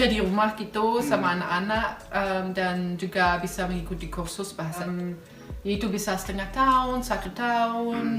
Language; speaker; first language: Indonesian; non-native, fluent; German